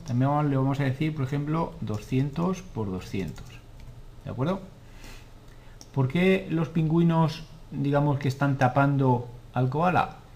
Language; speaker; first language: Spanish; native; Spanish